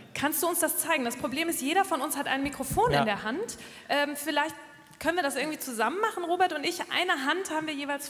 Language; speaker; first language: German; native; German